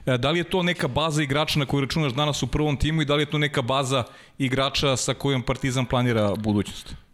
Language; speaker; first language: Serbian; native; Serbian